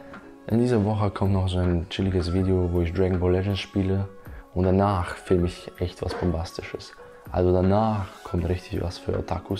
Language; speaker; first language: German; native; German